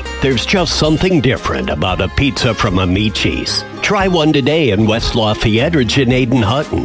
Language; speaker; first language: English; native; English